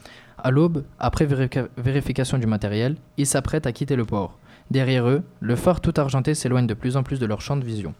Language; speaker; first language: French; native; French